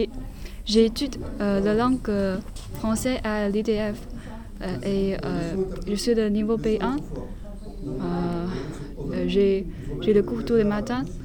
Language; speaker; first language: French; non-native, learner; Chinese